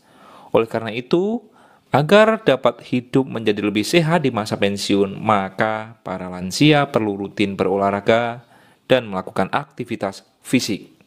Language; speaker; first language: Indonesian; native; Indonesian